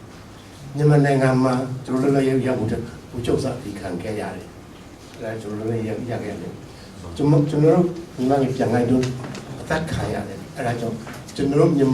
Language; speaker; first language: Burmese; non-native, local second language; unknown